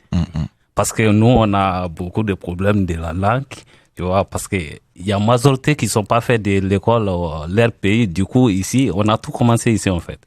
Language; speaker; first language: French; non-native, learner; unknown